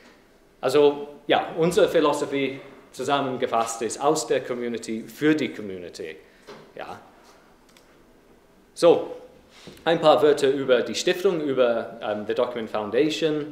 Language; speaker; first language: German; non-native, fluent; English